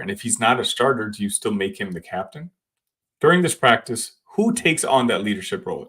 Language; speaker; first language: English; native; English